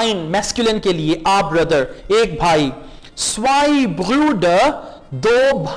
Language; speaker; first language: German; non-native, fluent; Urdu